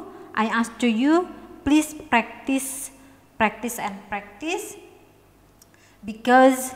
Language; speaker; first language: English; non-native, learner; Indonesian